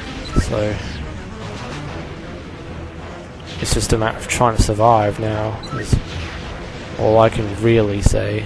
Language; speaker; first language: English; native; English